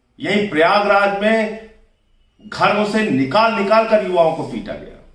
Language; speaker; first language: Hindi; native; Hindi